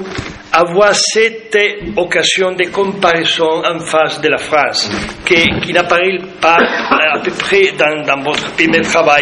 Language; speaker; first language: French; non-native, fluent; Spanish